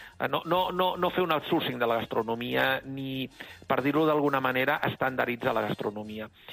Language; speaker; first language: Catalan; native; Catalan